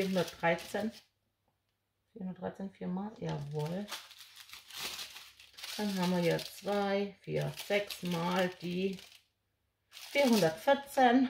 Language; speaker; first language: German; native; German